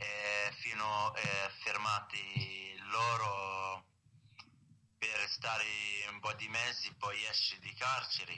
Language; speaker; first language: Italian; non-native, learner; Arabic